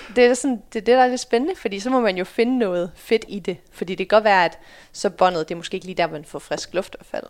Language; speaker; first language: Danish; early bilingual, other home language; Dutch